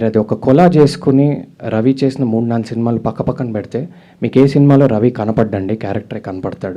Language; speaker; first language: Telugu; native; Telugu